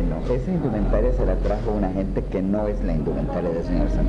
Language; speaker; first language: Spanish; native; Spanish